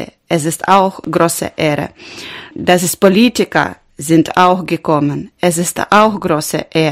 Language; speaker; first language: German; non-native, learner; Ukrainian